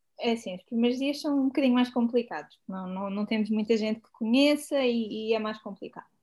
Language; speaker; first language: Portuguese; native; Portuguese